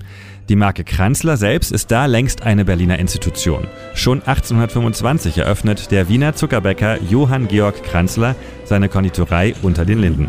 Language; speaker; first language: German; native; German